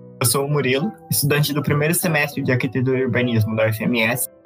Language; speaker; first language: Portuguese; native; Portuguese